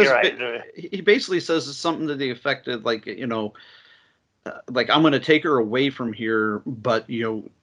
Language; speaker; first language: English; native; English